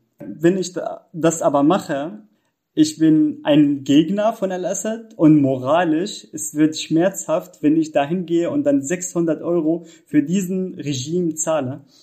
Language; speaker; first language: German; non-native, fluent; Arabic